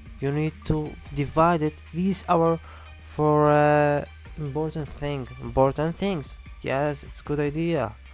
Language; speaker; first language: English; non-native, learner; Arabic